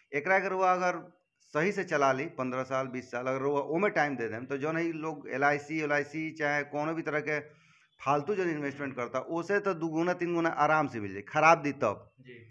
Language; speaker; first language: Hindi; native; Hindi